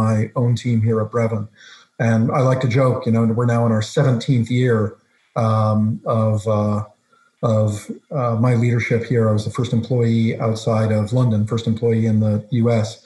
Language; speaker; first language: English; native; English